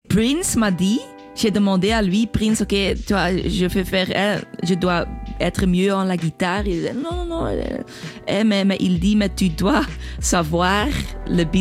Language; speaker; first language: French; non-native, local second language; Dutch